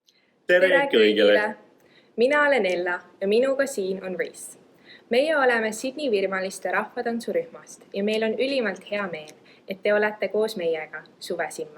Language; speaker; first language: Estonian; early bilingual, heritage; Estonian